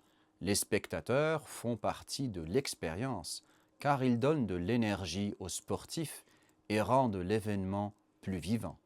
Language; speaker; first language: French; non-native, learner; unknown